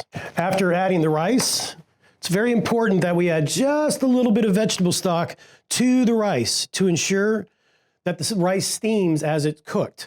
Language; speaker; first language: English; native; English